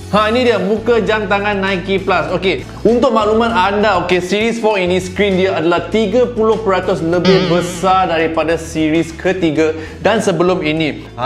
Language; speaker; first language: Malay; non-native, local second language; Cantonese